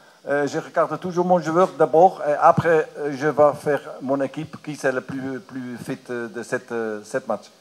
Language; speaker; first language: French; non-native, learner; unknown